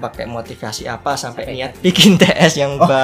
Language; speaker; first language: Indonesian; native; Indonesian